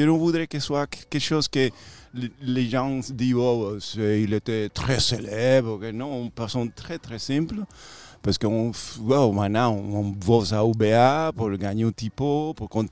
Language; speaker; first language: French; non-native, fluent; Spanish